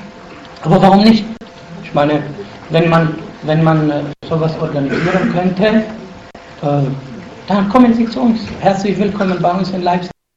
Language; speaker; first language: German; non-native, fluent; Arabic